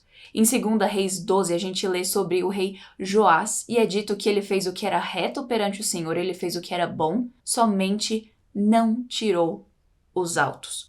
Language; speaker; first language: Portuguese; native; Portuguese